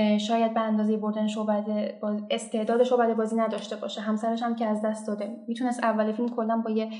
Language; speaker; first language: Persian; non-native, local second language; Azerbaijani